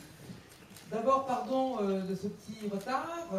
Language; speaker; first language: French; native; French